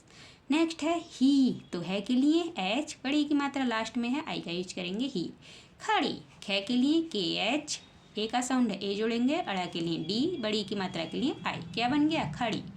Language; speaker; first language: Hindi; native; Hindi